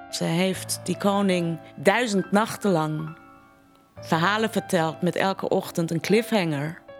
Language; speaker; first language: Dutch; non-native, fluent; Persian